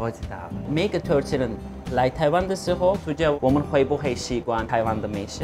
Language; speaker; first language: Chinese; non-native, fluent; Turkish